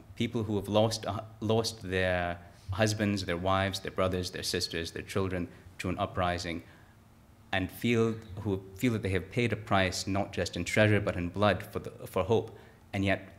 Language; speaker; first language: English; native; English